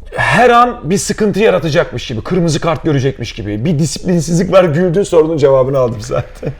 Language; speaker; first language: Turkish; native; Turkish